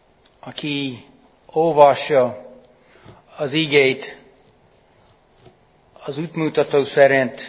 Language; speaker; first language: Hungarian; non-native, fluent; English